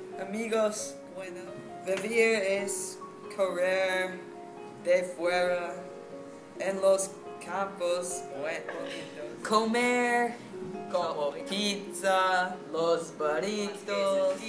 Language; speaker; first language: Spanish; non-native, learner; English